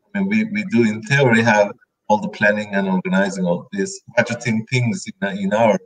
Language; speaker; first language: English; non-native, fluent; Turkish